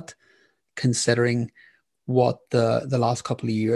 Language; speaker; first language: English; native; English